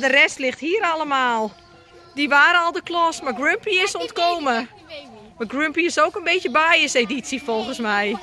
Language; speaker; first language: Dutch; native; Dutch